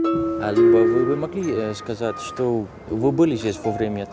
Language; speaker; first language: Russian; non-native, fluent; Dutch